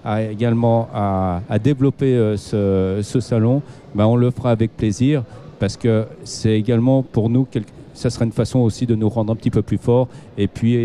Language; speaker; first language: French; native; French